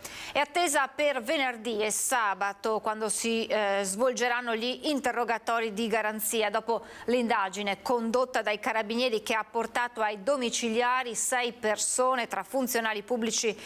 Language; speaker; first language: Italian; native; Italian